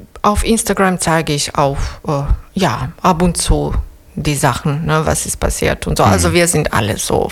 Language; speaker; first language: German; non-native, fluent; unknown